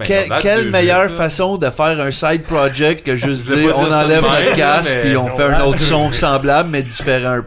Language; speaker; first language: French; native; French